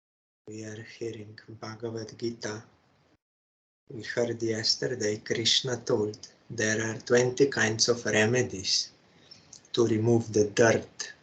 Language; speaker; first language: English; non-native, fluent; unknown